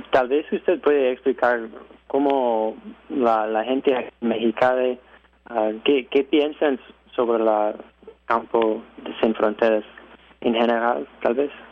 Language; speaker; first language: Spanish; non-native, learner; English